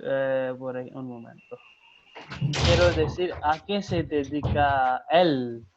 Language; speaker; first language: Spanish; non-native, fluent; Hindi